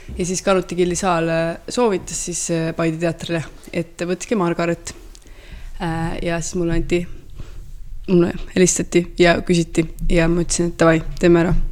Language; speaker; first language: Estonian; early bilingual, heritage; Estonian